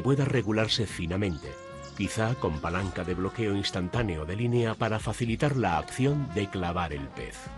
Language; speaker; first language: Spanish; native; Spanish